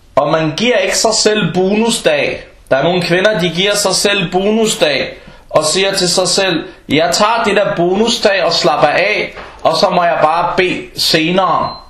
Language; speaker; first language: Danish; early bilingual, other home language; Arabic